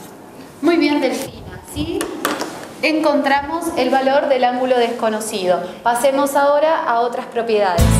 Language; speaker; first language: Spanish; native; Spanish